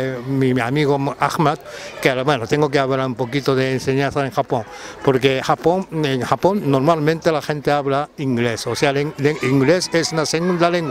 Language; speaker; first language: Spanish; non-native, fluent; Japanese